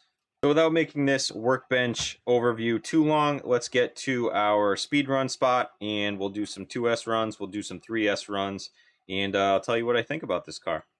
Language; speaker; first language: English; native; English